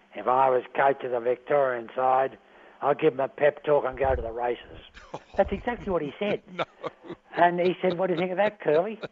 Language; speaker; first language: English; native; English